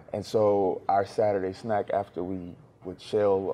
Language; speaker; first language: English; native; English